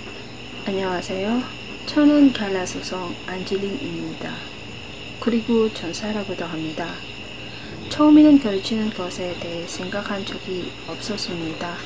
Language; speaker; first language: Korean; non-native, learner; Filipino